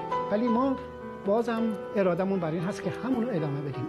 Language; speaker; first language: Persian; native; Persian